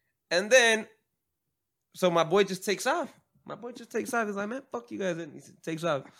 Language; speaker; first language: English; early bilingual, other home language; Spanish